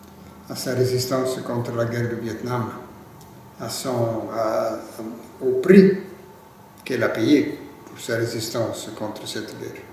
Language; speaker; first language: French; non-native, fluent; Italian